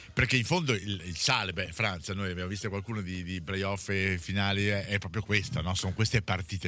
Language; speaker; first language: Italian; native; Italian